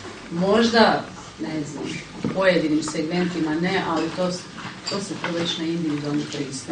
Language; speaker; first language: Croatian; native; Croatian